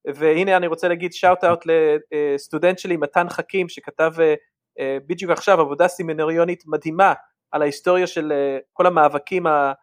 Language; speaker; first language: Hebrew; early bilingual, other home language; English